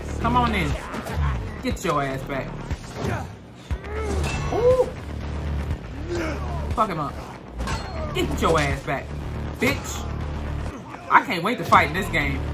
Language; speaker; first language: English; native; English